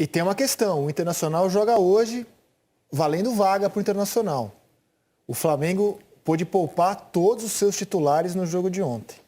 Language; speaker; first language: Portuguese; native; Portuguese